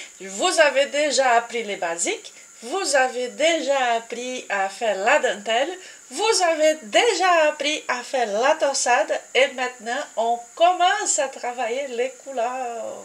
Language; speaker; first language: French; non-native, fluent; Portuguese